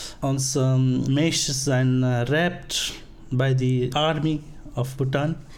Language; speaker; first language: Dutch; non-native, learner; Nepali